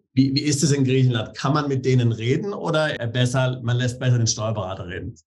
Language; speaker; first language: German; native; German